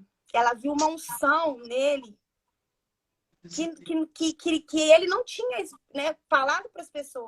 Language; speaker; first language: Portuguese; native; Portuguese